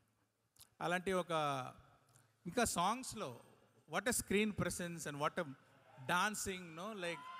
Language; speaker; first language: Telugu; non-native, local second language; Tamil